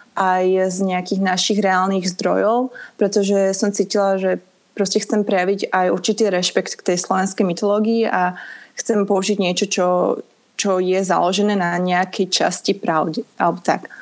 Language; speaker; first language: Slovak; native; Slovak